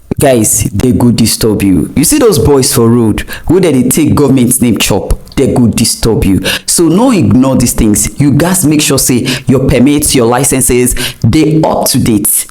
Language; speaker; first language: Nigerian Pidgin; non-native, local second language; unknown